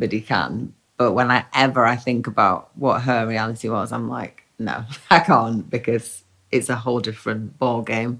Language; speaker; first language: English; native; English